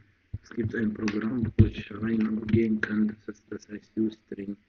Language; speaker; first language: German; non-native, fluent; Arabic